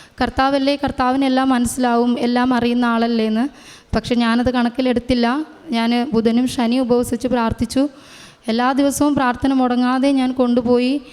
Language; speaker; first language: Malayalam; native; Malayalam